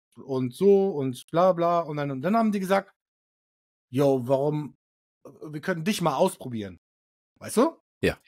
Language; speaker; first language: German; early bilingual, other home language; Arabic